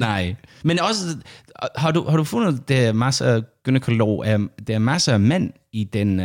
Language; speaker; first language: Danish; non-native, learner; English